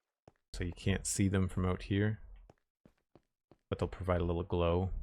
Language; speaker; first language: English; native; English